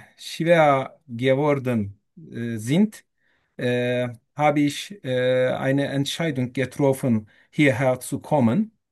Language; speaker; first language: German; non-native, learner; Turkish